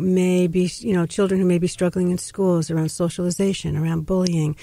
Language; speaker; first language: English; native; English